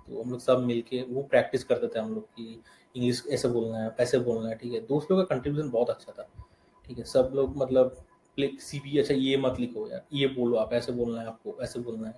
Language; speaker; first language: Hindi; non-native, local second language; Bangla